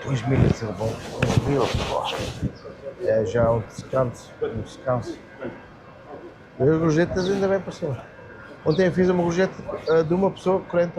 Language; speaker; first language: Portuguese; non-native, learner; German